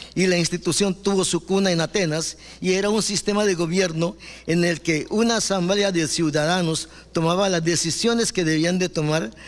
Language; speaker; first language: Spanish; non-native, local second language; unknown